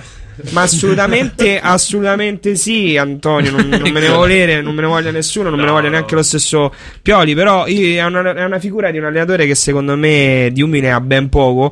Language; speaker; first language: Italian; native; Italian